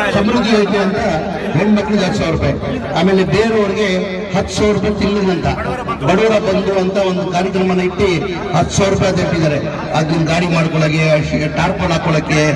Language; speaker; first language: Kannada; non-native, local second language; Urdu